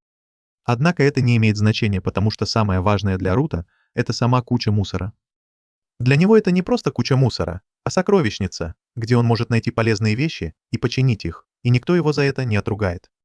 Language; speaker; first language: Russian; native; Russian